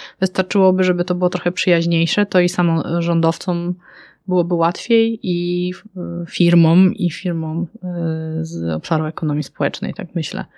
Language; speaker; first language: Polish; native; Polish